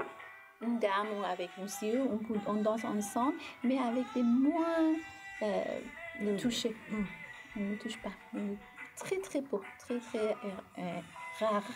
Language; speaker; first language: French; non-native, fluent; Persian